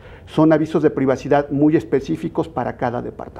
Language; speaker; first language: Spanish; native; Spanish